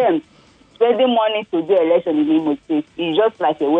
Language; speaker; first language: English; non-native, local second language; Igbo